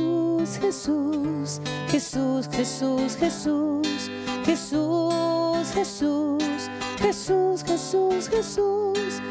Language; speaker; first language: Spanish; native; Spanish